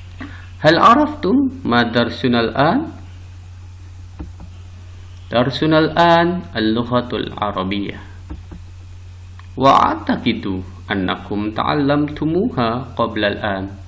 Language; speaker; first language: Arabic; non-native, fluent; Indonesian